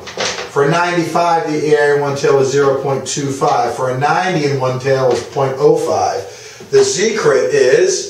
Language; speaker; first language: English; native; English